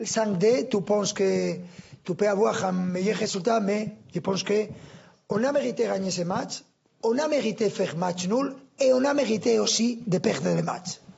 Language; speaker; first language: French; non-native, fluent; Spanish